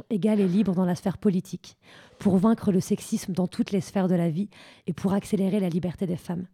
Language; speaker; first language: French; native; French